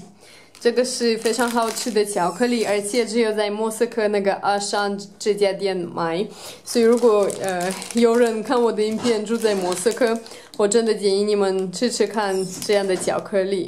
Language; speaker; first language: Chinese; non-native, fluent; Russian